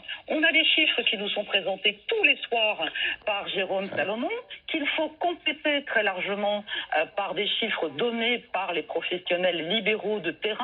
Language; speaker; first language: French; native; French